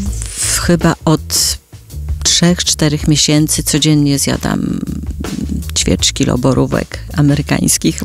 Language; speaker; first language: Polish; native; Polish